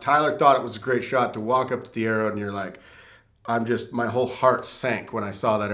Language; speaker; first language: English; native; English